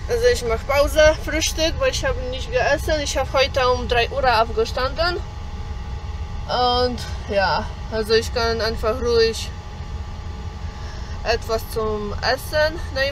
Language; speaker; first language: German; non-native, learner; Polish